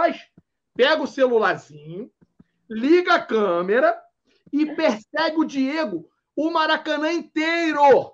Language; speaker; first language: Portuguese; native; Portuguese